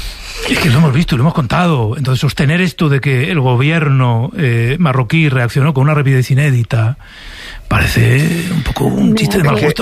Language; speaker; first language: Spanish; native; Spanish